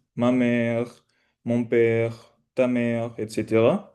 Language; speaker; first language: French; non-native, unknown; Spanish